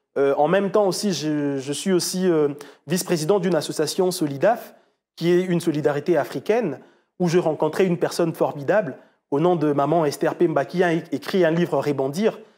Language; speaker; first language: French; non-native, local second language; Lingala